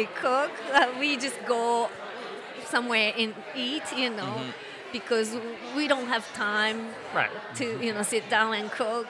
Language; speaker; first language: English; non-native, fluent; Japanese